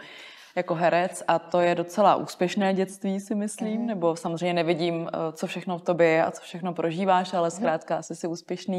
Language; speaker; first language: Czech; native; Czech